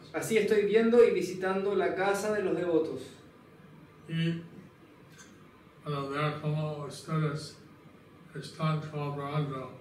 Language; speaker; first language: Spanish; non-native, learner; English